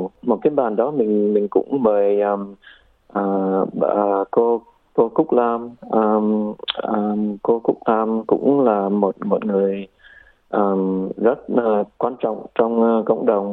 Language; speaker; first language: Vietnamese; early bilingual, heritage; Vietnamese